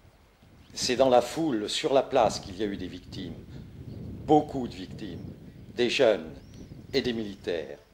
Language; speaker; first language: French; native; French